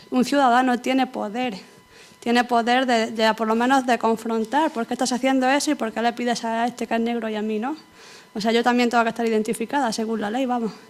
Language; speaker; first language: Spanish; native; Spanish